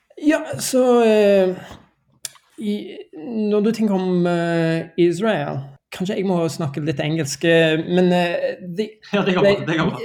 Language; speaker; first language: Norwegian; non-native, learner; English